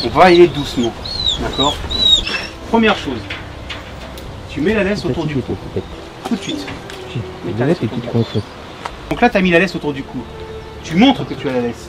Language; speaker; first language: French; native; French